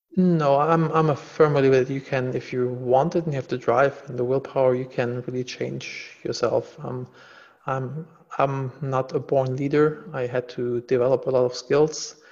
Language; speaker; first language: English; non-native, fluent; German